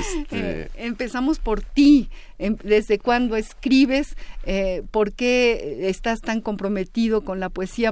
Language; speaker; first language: Spanish; native; Spanish